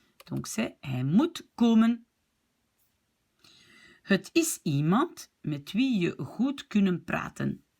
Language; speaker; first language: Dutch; non-native, fluent; French